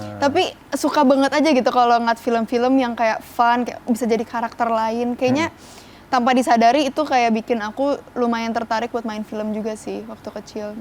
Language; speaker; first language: Indonesian; early bilingual, other home language; English